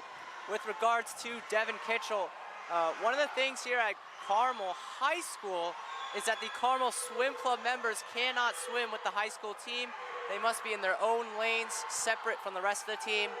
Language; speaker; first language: English; native; English